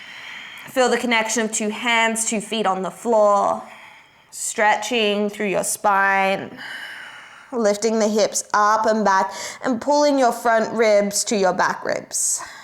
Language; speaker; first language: English; native; English